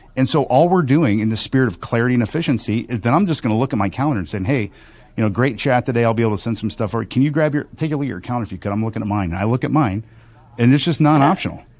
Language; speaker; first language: English; native; English